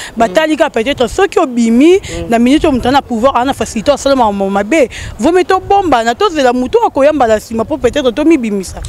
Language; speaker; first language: Lingala; native; Lingala